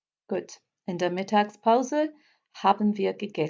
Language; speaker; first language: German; non-native, fluent; English